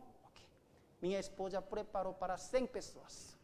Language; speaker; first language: Portuguese; non-native, learner; Korean